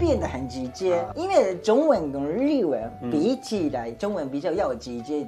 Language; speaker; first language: Chinese; non-native, fluent; Japanese